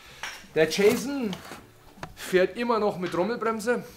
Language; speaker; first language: German; native; German